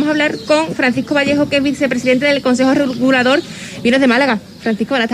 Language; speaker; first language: Spanish; native; Spanish